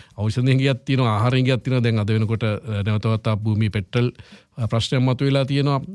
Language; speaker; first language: Sinhala; native; Sinhala